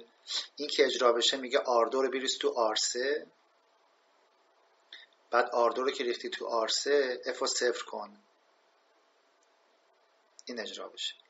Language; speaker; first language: Persian; native; Persian